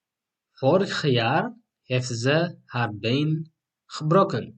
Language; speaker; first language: Dutch; non-native, fluent; Tigrinya